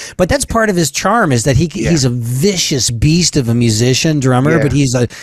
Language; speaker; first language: English; native; English